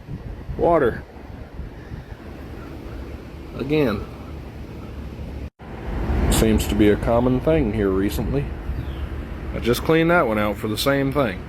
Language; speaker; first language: English; native; English